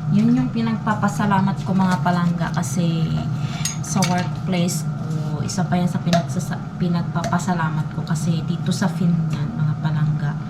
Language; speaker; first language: Filipino; non-native, local second language; Hiligaynon